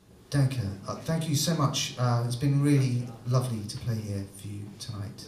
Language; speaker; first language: English; native; English